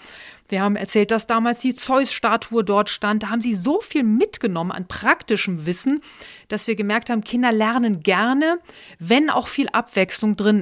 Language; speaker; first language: German; native; German